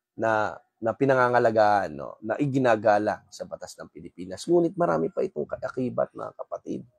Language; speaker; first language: Filipino; non-native, local second language; Waray